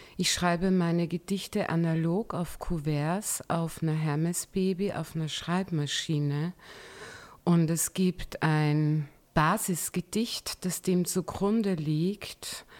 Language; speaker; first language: German; native; German